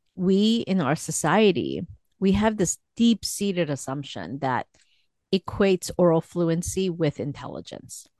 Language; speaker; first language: English; early bilingual, other home language; Korean